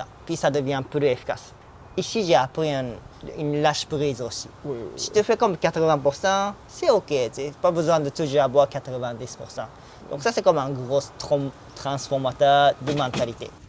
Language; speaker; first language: French; non-native, fluent; Japanese